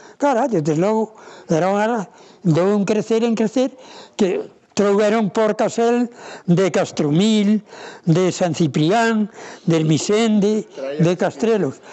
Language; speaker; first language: Galician; native; Galician